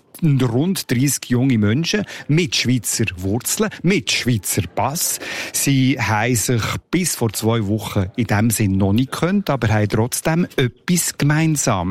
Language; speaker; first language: German; native; German